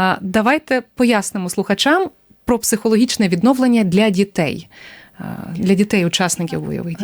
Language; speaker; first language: Ukrainian; native; Ukrainian